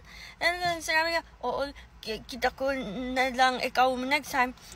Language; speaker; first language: Filipino; early bilingual, heritage; English